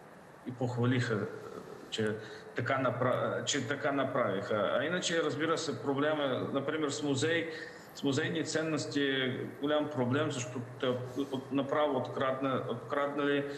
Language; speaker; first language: Bulgarian; non-native, fluent; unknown